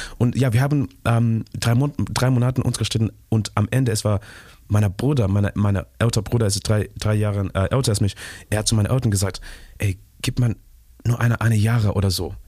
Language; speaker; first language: German; non-native, learner; Shona